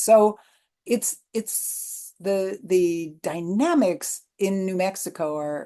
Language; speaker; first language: English; native; English